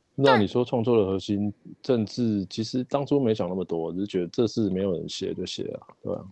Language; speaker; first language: Chinese; non-native, local second language; Min Nan Chinese